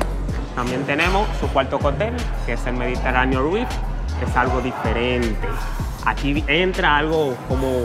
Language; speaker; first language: Spanish; native; Spanish